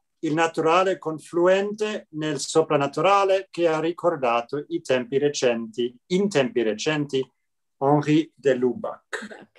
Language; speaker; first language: Italian; non-native, fluent; English